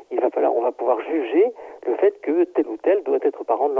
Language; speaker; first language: French; native; French